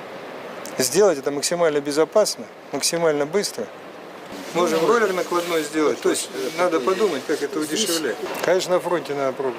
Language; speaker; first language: Russian; native; Russian